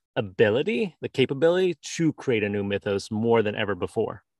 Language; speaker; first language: English; native; English